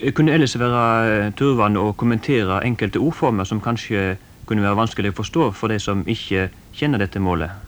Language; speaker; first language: Norwegian; native; Norwegian